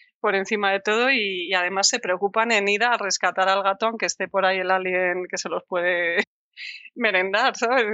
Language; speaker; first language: Spanish; native; Spanish